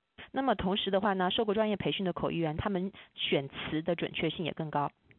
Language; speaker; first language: Chinese; native; Chinese